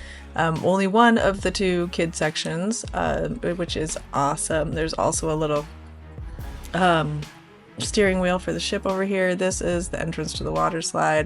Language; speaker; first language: English; native; English